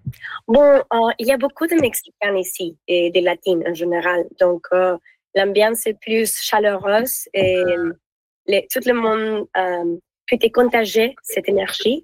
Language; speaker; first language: French; non-native, learner; Spanish